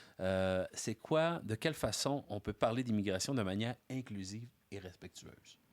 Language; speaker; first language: French; native; French